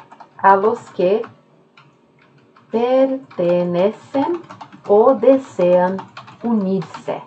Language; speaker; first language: Spanish; non-native, fluent; Norwegian